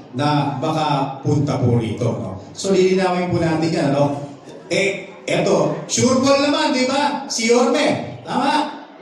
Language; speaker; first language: Filipino; native; Filipino